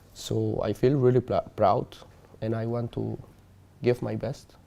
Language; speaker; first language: English; non-native, learner; Spanish